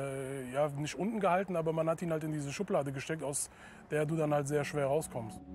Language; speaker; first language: German; native; German